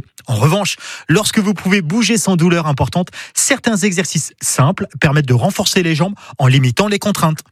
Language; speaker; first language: French; native; French